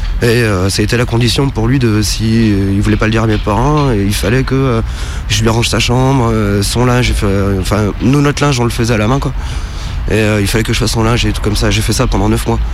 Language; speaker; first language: French; native; French